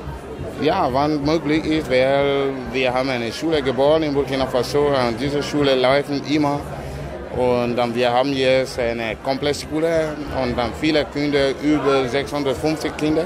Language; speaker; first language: German; non-native, learner; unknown